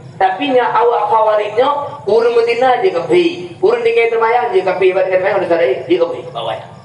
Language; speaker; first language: Malay; non-native, local second language; Achinese